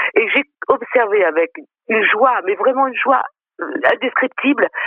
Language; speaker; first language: French; non-native, local second language; Réunion Creole French